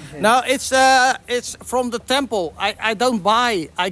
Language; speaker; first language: English; non-native, learner; Dutch